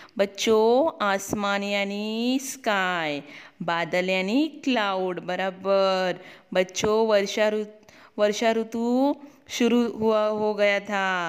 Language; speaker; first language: Hindi; non-native, local second language; Marathi